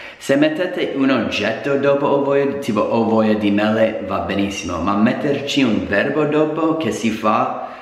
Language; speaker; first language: Italian; non-native, fluent; English